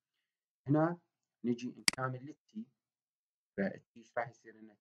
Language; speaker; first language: Arabic; native; Arabic